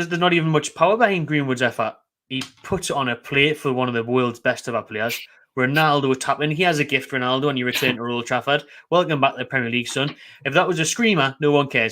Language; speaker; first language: English; native; English